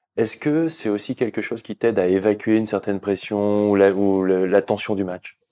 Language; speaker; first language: French; native; French